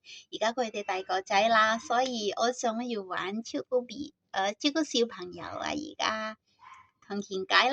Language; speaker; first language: Cantonese; non-native, fluent; Indonesian